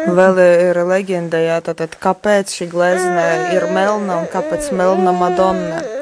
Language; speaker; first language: Latvian; non-native, fluent; Polish